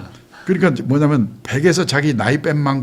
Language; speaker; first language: Korean; native; Korean